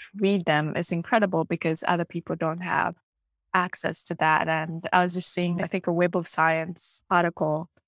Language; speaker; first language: English; non-native, local second language; Ganda